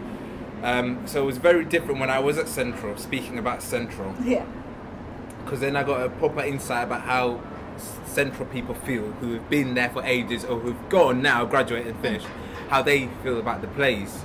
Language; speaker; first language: English; native; English